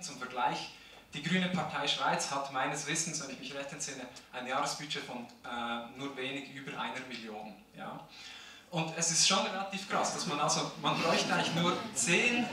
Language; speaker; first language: German; native; German